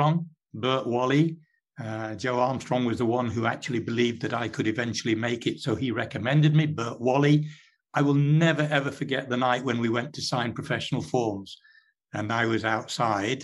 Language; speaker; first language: English; native; English